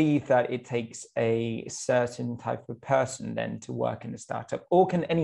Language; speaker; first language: English; native; English